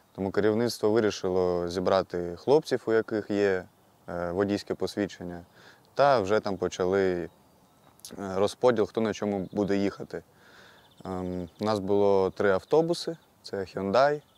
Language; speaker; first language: Ukrainian; non-native, local second language; Russian